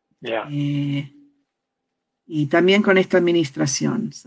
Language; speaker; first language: Spanish; early bilingual, heritage; Spanish